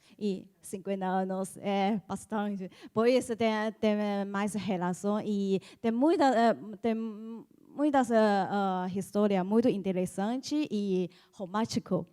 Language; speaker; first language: Portuguese; non-native, learner; Chinese